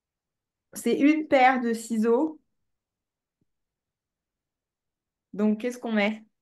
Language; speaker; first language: French; native; French